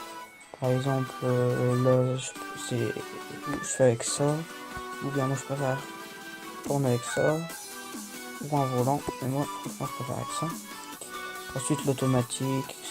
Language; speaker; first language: French; native; French